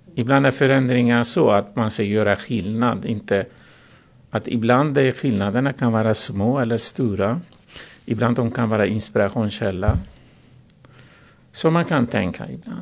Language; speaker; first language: Swedish; non-native, fluent; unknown